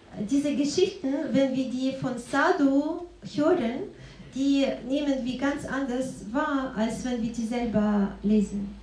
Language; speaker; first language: German; non-native, fluent; Russian